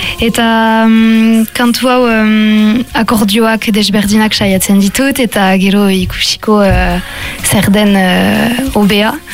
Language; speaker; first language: Basque; non-native, local second language; French